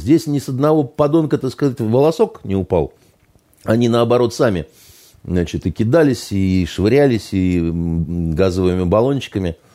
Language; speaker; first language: Russian; native; Russian